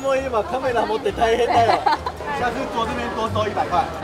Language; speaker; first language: Japanese; non-native, fluent; Chinese